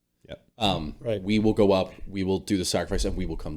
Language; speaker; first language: English; native; English